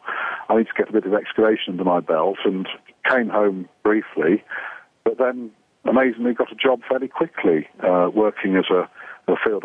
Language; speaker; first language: English; native; English